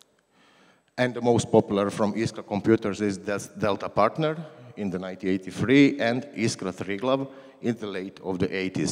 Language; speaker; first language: English; non-native, learner; Croatian